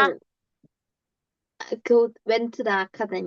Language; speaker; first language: English; non-native, learner; Korean